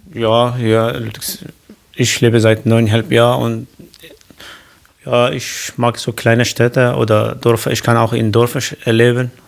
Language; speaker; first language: German; non-native, learner; Kurdish